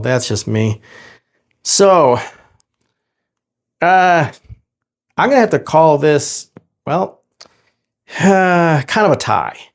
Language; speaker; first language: English; native; English